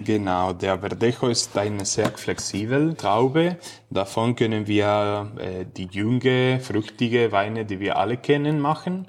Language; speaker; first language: German; non-native, learner; Spanish